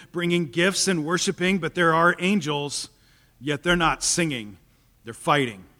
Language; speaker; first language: English; native; English